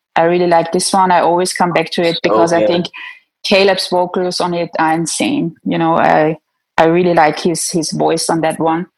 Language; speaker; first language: English; non-native, fluent; German